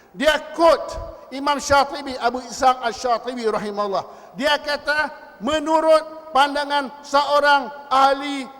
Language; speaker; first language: Malay; native; Malay